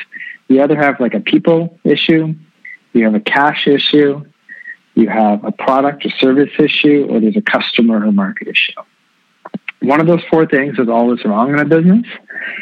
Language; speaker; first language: English; native; English